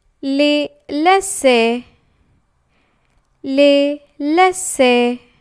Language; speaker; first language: French; non-native, fluent; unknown